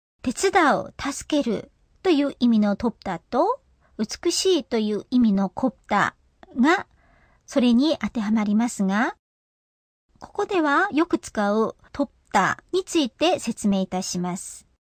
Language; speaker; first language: Japanese; non-native, fluent; Korean